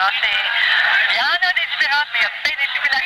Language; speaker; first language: French; native; French